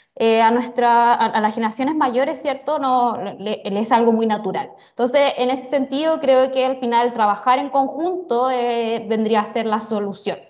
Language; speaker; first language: Spanish; native; Spanish